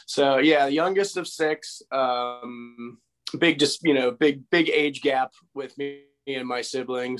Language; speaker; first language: English; native; English